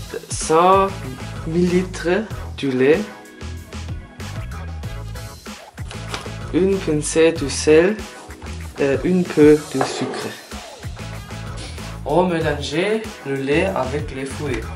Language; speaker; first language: French; non-native, learner; German